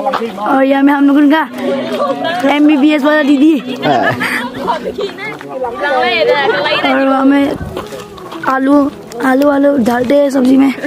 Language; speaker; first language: Hindi; non-native, local second language; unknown